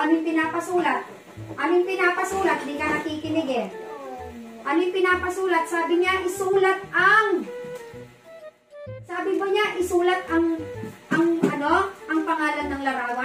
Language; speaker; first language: Filipino; non-native, local second language; Pampanga